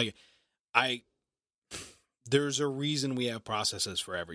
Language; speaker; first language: English; native; English